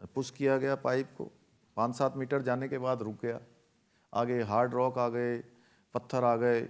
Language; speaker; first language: Hindi; native; Hindi